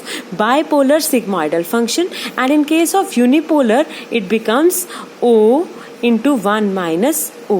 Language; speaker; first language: English; non-native, local second language; Hindi